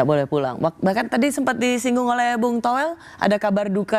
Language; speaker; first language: Indonesian; native; Indonesian